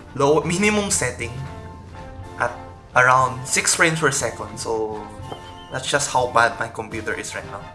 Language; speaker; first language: English; non-native, local second language; Filipino